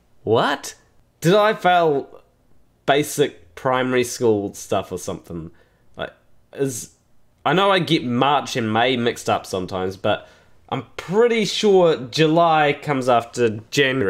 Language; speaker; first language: English; native; English